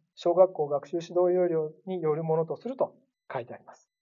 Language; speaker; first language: Japanese; native; Japanese